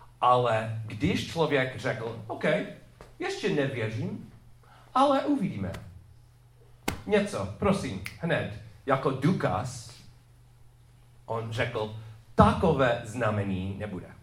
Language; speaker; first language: Czech; non-native, fluent; English